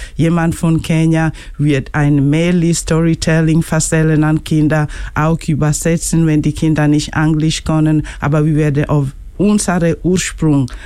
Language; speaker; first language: German; non-native, learner; Luo (Kenya and Tanzania)